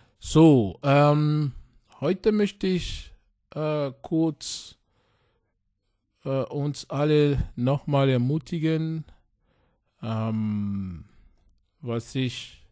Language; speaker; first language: German; non-native, fluent; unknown